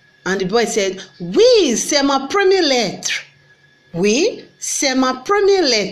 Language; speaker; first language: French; non-native, learner; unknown